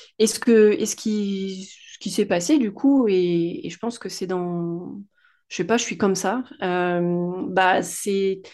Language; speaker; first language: French; native; French